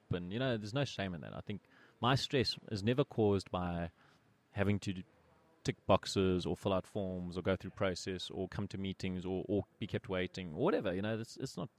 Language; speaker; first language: English; native; English